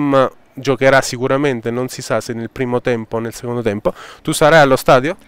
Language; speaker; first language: Italian; native; Italian